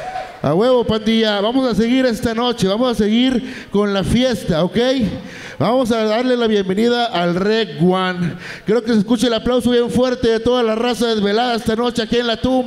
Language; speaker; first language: Spanish; native; Spanish